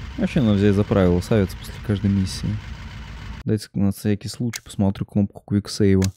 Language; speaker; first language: Russian; native; Russian